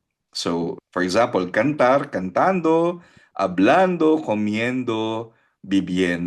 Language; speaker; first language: Spanish; non-native, fluent; Filipino